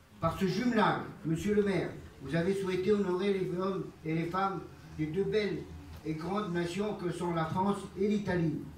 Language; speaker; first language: French; early bilingual, other home language; Italian